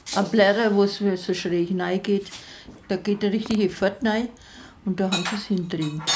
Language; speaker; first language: German; native; German